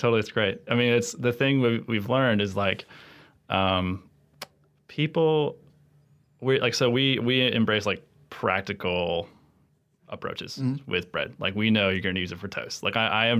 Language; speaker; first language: English; native; English